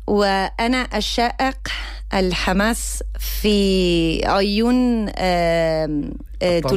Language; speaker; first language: Arabic; non-native, learner; Spanish